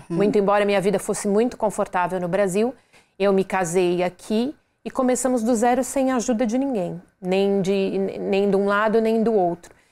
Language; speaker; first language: Portuguese; native; Portuguese